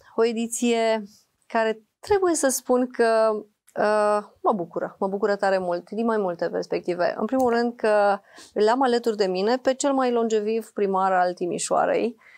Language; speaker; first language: Romanian; native; Romanian